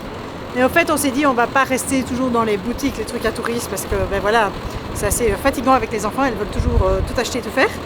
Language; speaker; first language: French; native; French